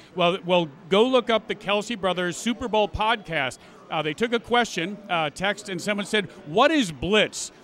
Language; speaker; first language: English; native; English